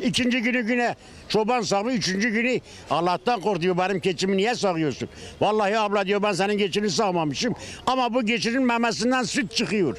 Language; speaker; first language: Turkish; native; Turkish